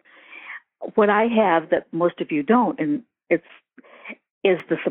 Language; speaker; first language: English; native; English